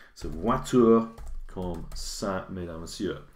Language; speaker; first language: French; non-native, fluent; English